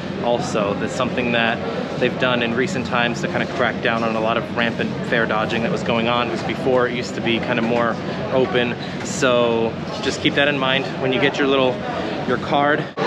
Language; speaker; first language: English; early bilingual, other home language; Greek